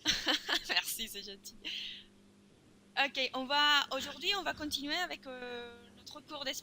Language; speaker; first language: French; non-native, fluent; Spanish